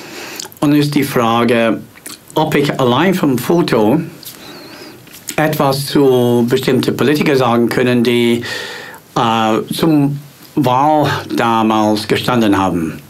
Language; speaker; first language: German; non-native, fluent; English